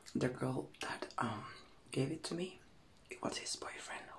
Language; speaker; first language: English; non-native, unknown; Spanish